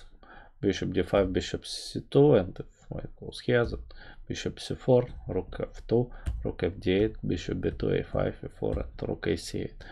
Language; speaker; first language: English; non-native, fluent; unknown